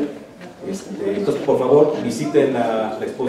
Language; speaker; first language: Spanish; native; Spanish